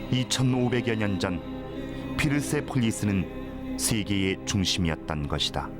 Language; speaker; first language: Korean; native; Korean